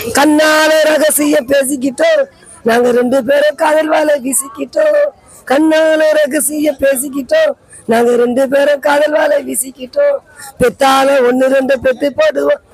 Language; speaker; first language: Tamil; native; Tamil